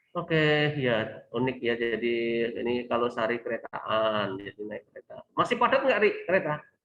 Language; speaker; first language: Indonesian; native; Indonesian